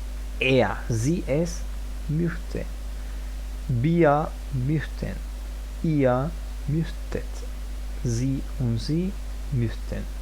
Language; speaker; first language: German; non-native, fluent; Spanish